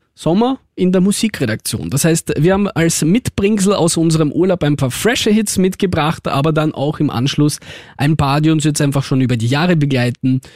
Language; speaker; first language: German; early bilingual, other home language; Russian